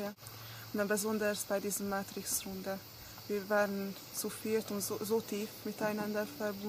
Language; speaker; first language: German; non-native, fluent; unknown